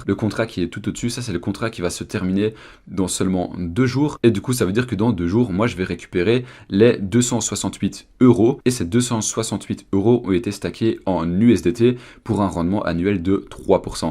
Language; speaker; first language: French; native; French